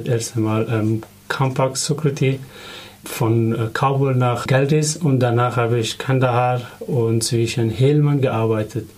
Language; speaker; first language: German; non-native, learner; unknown